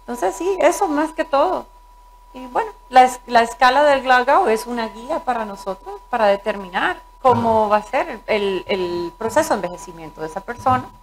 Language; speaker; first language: Spanish; native; Spanish